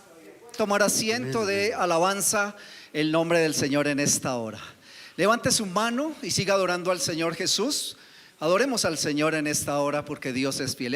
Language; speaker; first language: Spanish; native; Spanish